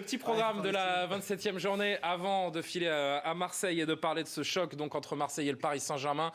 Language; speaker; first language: French; native; French